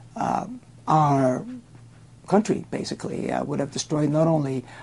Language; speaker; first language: English; non-native, fluent; Spanish